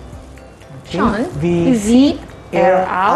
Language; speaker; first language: German; non-native, learner; Malay